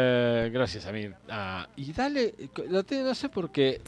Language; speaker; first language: Spanish; native; Spanish